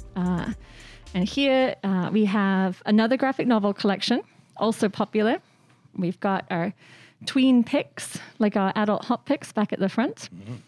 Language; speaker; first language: English; native; English